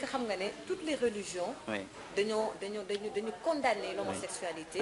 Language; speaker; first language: French; non-native, local second language; Wolof